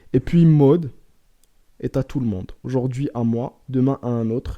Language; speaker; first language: French; non-native, local second language; Arabic